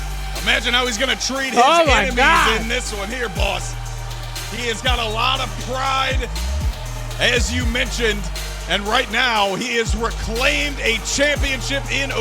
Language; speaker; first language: English; native; English